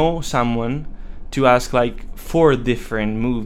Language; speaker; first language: English; non-native, fluent; Italian